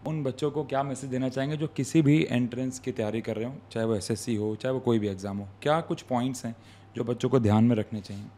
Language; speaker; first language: Hindi; native; Hindi